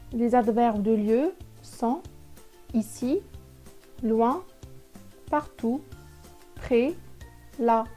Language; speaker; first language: French; non-native, local second language; Arabic